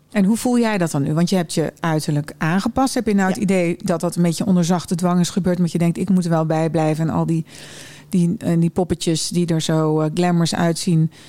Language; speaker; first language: Dutch; early bilingual, other home language; German